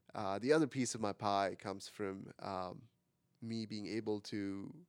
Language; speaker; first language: English; non-native, local second language; Marathi